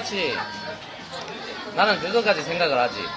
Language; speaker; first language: Korean; native; Korean